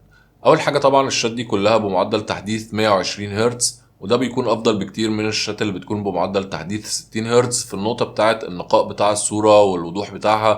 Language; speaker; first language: Arabic; native; Arabic